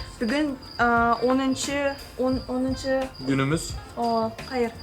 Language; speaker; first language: Turkish; non-native, learner; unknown